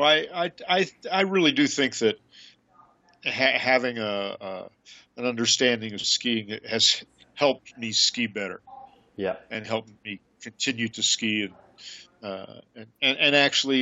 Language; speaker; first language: English; native; English